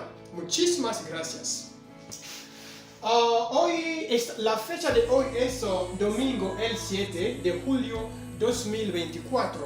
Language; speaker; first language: Spanish; non-native, fluent; French